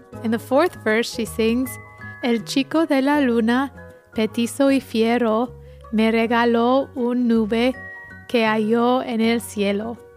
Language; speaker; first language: Spanish; early bilingual, other home language; English